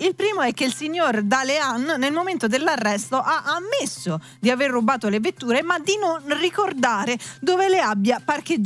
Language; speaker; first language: Italian; native; Italian